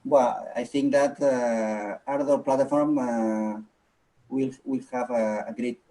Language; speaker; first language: English; non-native, local second language; Catalan